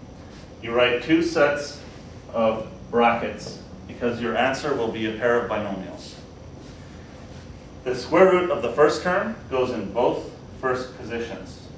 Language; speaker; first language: English; native; English